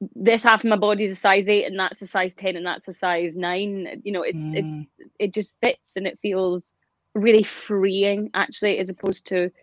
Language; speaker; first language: English; native; English